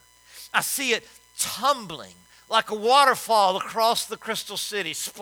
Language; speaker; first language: English; native; English